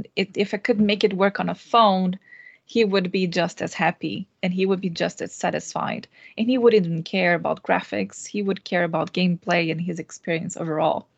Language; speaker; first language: English; non-native, fluent; Portuguese